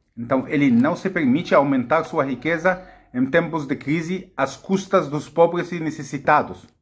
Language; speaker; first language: Portuguese; non-native, fluent; Arabic